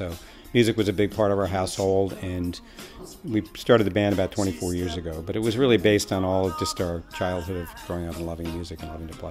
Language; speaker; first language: English; native; English